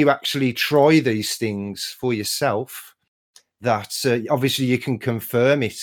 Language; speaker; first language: English; native; English